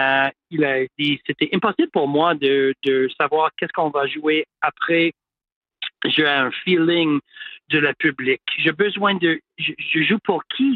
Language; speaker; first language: French; non-native, local second language; English